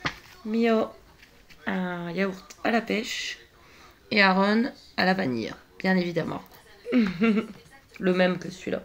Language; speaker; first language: French; native; French